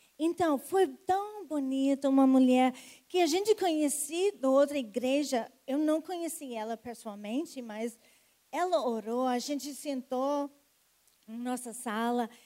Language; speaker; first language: Portuguese; non-native, fluent; English